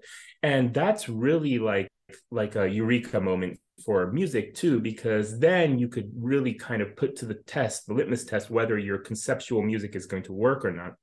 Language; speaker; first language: English; native; English